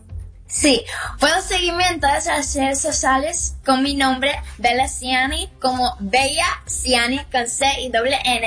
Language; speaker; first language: Spanish; early bilingual, heritage; Spanish